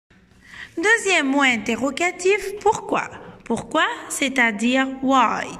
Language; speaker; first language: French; non-native, fluent; Arabic